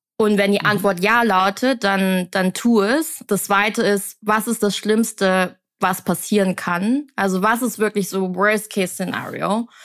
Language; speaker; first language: German; early bilingual, other home language; Vietnamese